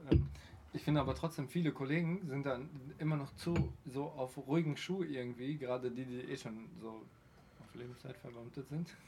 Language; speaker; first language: German; early bilingual, other home language; Polish